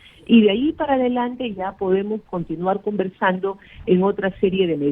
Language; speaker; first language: Spanish; native; Spanish